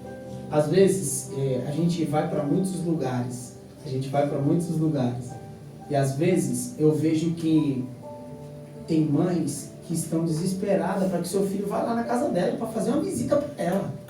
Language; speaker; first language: Portuguese; native; Portuguese